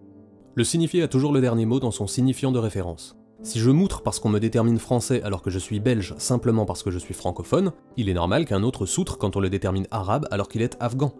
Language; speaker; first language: French; native; French